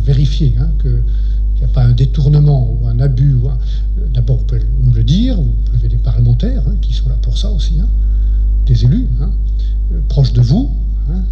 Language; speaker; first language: French; native; French